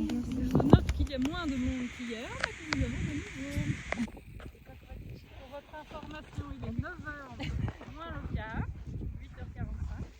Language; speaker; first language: French; non-native, learner; Russian